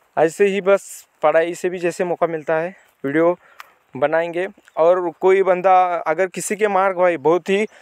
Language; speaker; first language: Hindi; non-native, local second language; Marathi